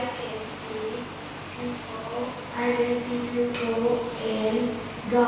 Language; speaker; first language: English; non-native, learner; Vietnamese